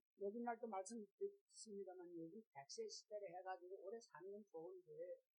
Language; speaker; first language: Korean; native; Korean